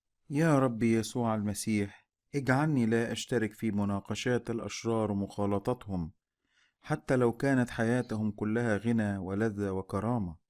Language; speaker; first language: Arabic; native; Arabic